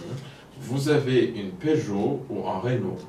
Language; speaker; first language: French; non-native, fluent; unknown